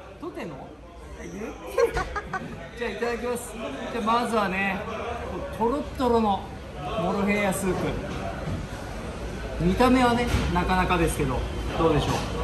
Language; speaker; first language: Japanese; native; Japanese